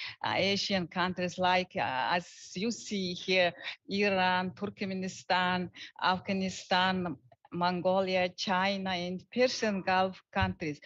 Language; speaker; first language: English; non-native, learner; Mongolian